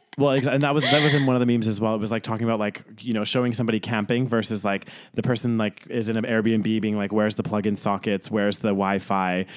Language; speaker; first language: English; native; English